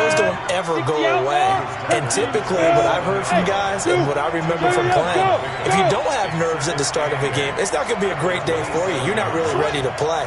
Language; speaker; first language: English; native; English